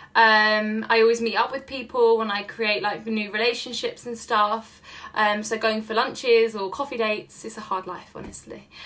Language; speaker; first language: English; native; English